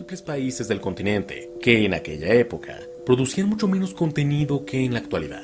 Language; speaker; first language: Spanish; native; Spanish